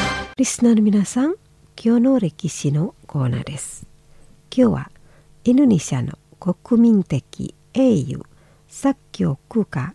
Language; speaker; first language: Japanese; non-native, fluent; Indonesian